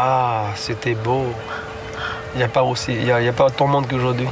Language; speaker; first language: French; non-native, fluent; Chinese